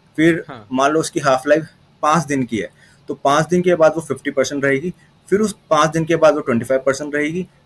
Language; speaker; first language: Hindi; native; Hindi